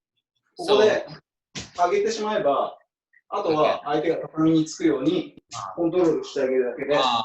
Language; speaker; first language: Japanese; native; Japanese